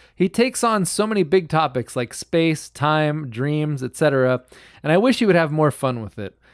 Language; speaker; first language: English; native; English